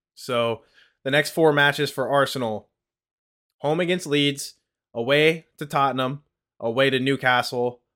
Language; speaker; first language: English; native; English